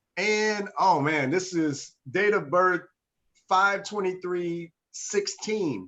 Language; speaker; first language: English; native; English